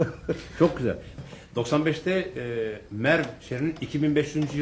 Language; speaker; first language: Turkish; native; Turkish